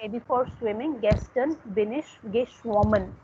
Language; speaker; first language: German; non-native, fluent; Hindi